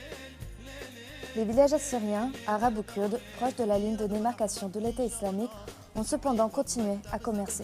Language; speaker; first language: French; native; French